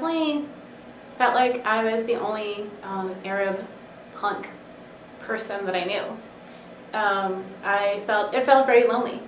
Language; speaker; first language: English; native; English